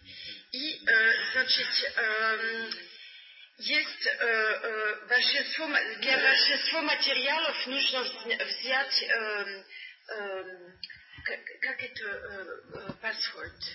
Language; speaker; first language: Russian; non-native, learner; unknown